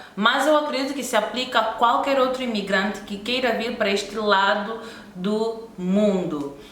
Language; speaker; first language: Portuguese; native; Portuguese